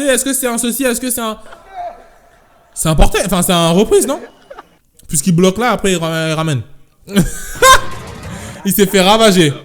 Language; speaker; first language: French; native; French